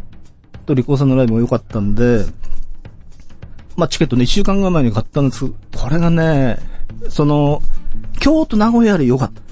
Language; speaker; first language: Japanese; native; Japanese